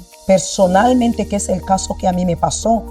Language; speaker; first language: Spanish; non-native, local second language; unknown